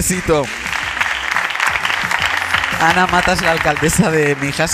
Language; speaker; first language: Spanish; native; Spanish